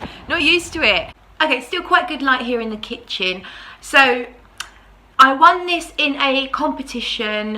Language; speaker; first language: English; native; English